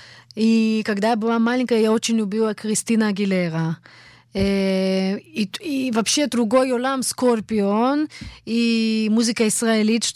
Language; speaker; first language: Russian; early bilingual, heritage; Russian